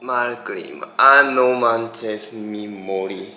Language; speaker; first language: Spanish; non-native, learner; Japanese